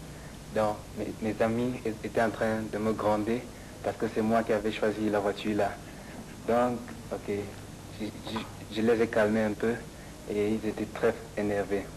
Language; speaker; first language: French; non-native, fluent; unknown